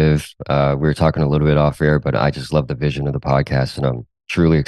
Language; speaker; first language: English; early bilingual, other home language; Cantonese